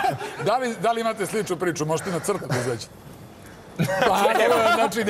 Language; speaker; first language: Serbian; native; Serbian